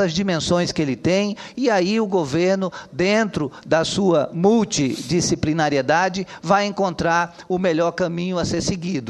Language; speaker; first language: Portuguese; native; Portuguese